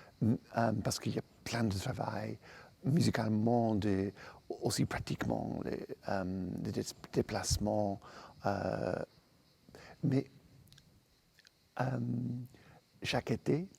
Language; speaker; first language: French; non-native, fluent; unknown